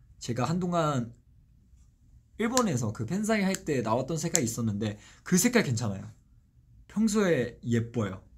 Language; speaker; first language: Korean; non-native, fluent; Chinese